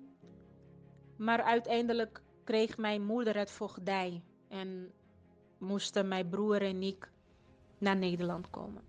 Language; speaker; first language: Dutch; non-native, fluent; Portuguese